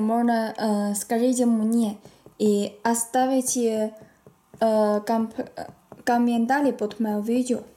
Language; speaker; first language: Russian; non-native, learner; Chinese